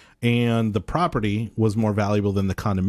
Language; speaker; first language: English; native; English